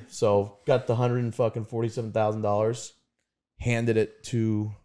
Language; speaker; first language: English; native; English